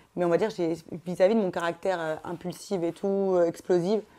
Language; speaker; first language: French; native; French